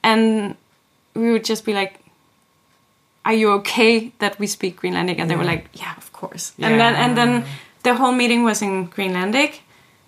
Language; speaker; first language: English; non-native, fluent; Kalaallisut